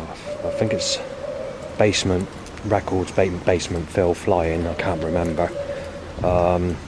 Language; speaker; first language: English; native; English